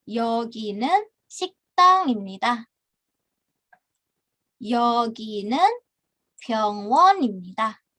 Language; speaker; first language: Korean; non-native, fluent; Indonesian